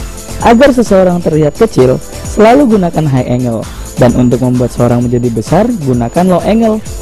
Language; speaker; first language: Indonesian; native; Indonesian